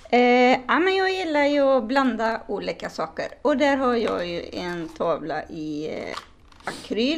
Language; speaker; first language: Swedish; native; Swedish